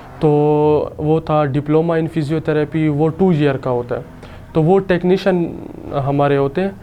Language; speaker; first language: Urdu; non-native, local second language; Saraiki